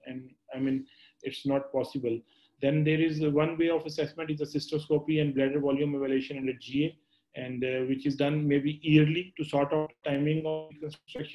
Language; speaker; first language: English; non-native, local second language; Urdu